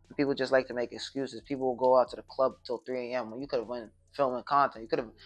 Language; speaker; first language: English; native; English